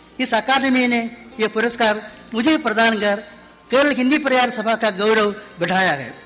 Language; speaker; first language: Hindi; non-native, local second language; Malayalam